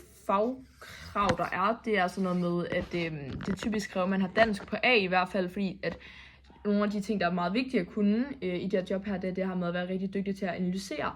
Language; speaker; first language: Danish; native; Danish